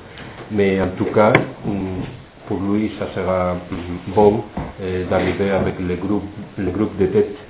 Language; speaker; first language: French; non-native, fluent; Spanish